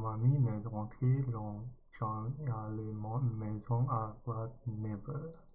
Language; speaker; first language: French; non-native, learner; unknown